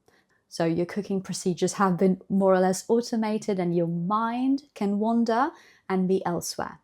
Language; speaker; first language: English; non-native, fluent; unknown